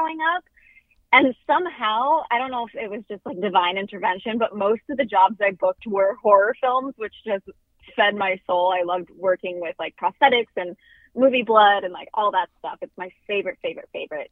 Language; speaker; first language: English; native; English